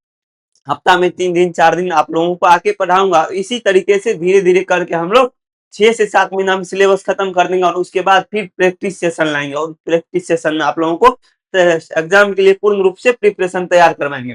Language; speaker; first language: Hindi; native; Hindi